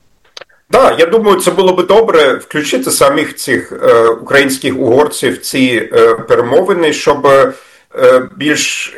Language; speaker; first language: Ukrainian; non-native, fluent; German